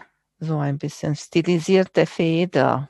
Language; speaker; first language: German; non-native, fluent; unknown